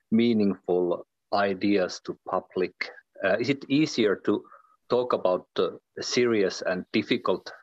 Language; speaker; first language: English; native; English